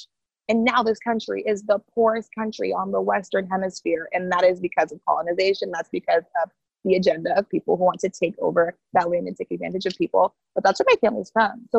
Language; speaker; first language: English; early bilingual, other home language; Haitian Creole